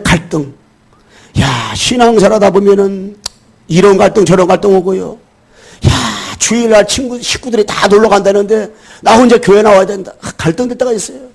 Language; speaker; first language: Korean; native; Korean